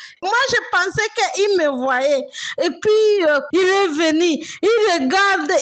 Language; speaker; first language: French; non-native, local second language; Swahili